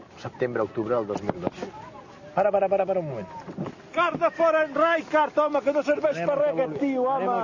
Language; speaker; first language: Catalan; native; Catalan